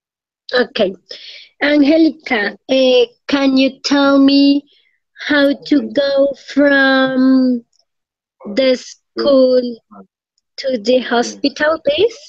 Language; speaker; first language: English; non-native, learner; Spanish